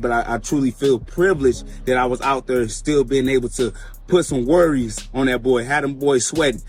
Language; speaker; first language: English; native; English